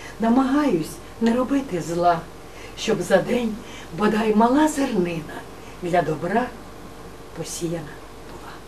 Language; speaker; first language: Ukrainian; native; Ukrainian